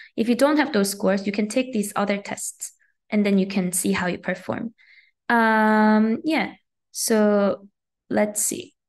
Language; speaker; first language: English; native; English